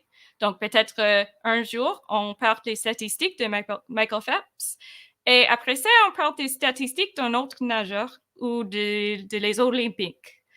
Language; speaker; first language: French; non-native, fluent; English